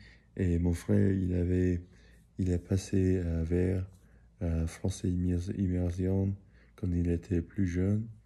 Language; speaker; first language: French; early bilingual, heritage; English